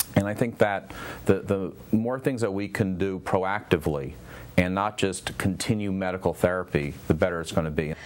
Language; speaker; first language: English; native; English